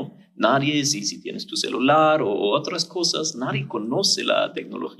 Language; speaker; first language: Spanish; non-native, fluent; German